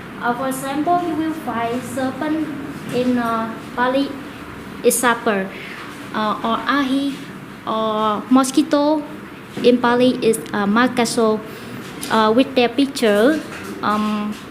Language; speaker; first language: English; non-native, learner; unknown